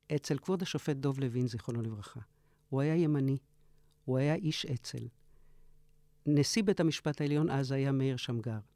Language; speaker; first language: Hebrew; early bilingual, other home language; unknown